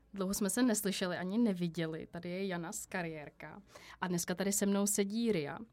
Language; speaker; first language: Czech; native; Czech